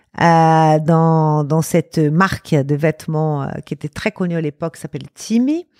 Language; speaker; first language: French; non-native, fluent; Portuguese